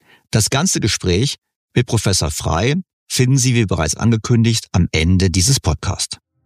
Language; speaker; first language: German; native; German